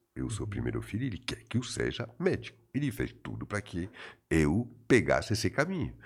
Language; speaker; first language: Portuguese; non-native, fluent; French